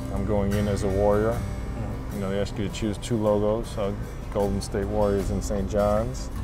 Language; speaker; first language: English; native; English